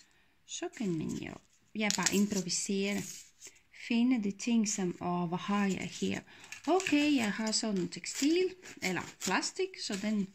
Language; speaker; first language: Danish; non-native, fluent; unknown